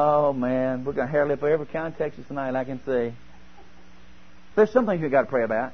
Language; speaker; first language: English; native; English